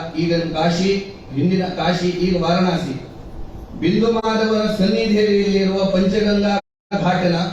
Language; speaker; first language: Kannada; non-native, local second language; Konkani